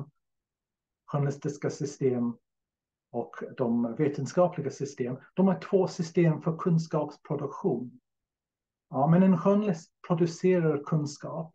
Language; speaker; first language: Swedish; non-native, fluent; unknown